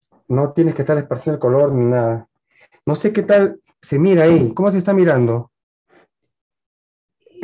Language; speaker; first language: Spanish; native; Spanish